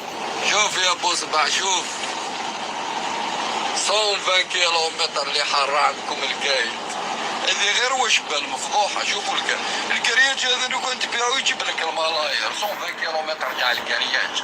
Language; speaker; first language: Arabic; native; Arabic